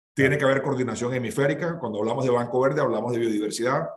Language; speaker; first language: Spanish; native; Spanish